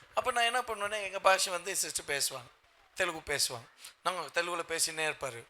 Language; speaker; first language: Tamil; non-native, local second language; Telugu